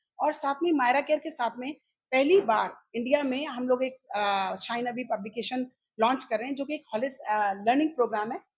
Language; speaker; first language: Hindi; native; Hindi